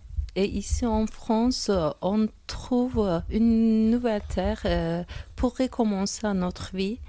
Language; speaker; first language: French; non-native, fluent; Turkish